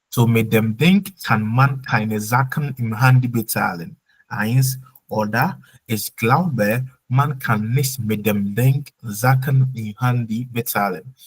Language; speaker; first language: German; non-native, fluent; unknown